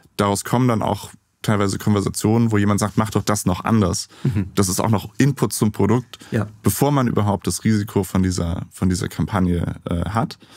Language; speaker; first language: German; native; German